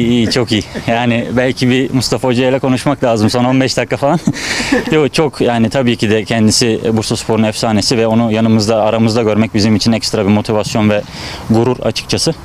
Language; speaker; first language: Turkish; native; Turkish